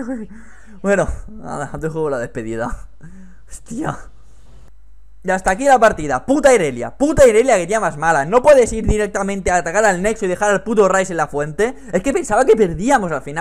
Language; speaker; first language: Spanish; native; Spanish